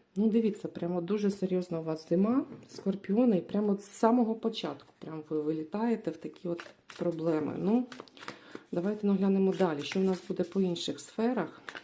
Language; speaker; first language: Ukrainian; non-native, local second language; Russian